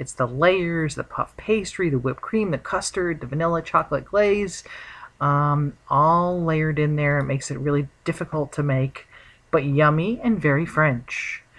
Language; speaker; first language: English; native; English